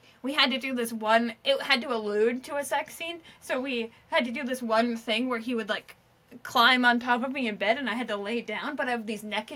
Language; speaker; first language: English; native; English